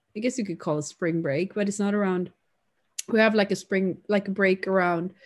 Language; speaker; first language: English; non-native, fluent; Swedish